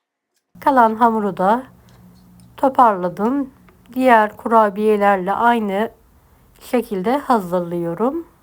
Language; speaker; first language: Turkish; native; Turkish